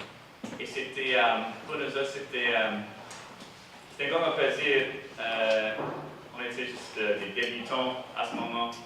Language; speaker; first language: French; early bilingual, heritage; English